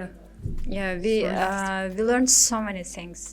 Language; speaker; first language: English; non-native, learner; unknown